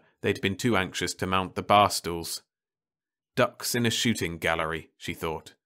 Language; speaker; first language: English; native; English